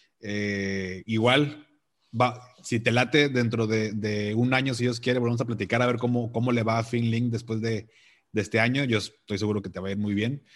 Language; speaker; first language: Spanish; native; Spanish